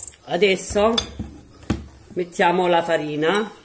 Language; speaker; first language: Italian; native; Italian